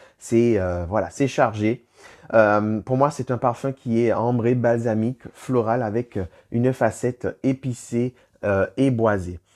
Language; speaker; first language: French; native; French